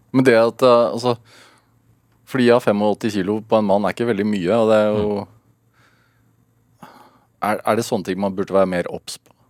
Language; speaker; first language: Norwegian; native; Norwegian